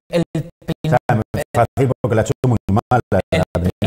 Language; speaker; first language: Spanish; native; Spanish